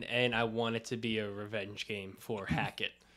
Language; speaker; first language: English; native; English